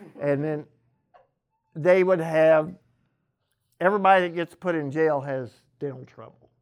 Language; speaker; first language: English; native; English